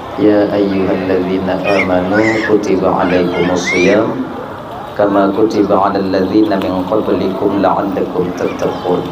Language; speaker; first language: Malay; non-native, local second language; Achinese